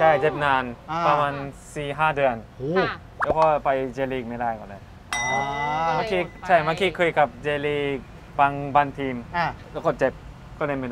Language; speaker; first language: Thai; non-native, learner; Japanese